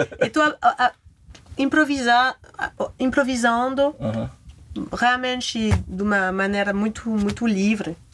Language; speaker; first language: Portuguese; non-native, learner; French